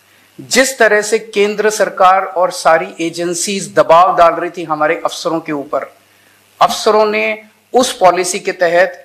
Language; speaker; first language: Hindi; native; Hindi